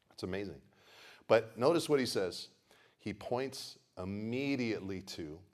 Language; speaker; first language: English; native; English